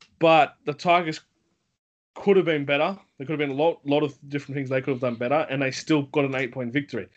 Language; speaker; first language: English; native; English